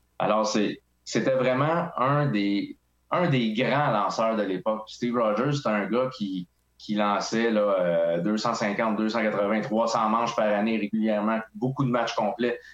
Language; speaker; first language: French; native; French